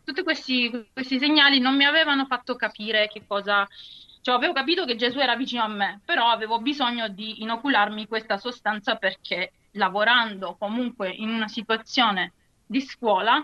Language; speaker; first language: Italian; native; Italian